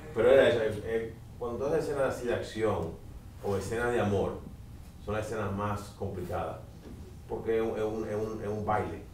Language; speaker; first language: Spanish; native; Spanish